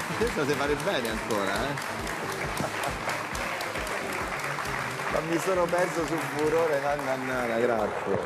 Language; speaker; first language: Italian; native; Italian